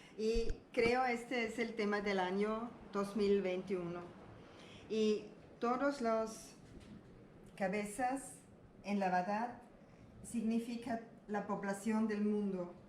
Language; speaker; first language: Spanish; non-native, learner; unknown